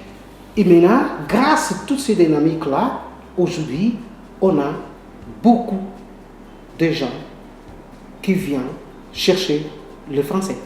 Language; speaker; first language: French; non-native, learner; Portuguese